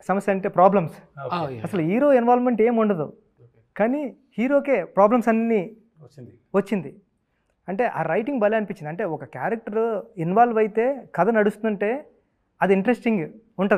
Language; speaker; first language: Telugu; native; Telugu